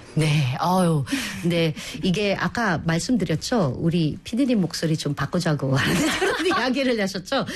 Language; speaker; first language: Korean; non-native, fluent; Filipino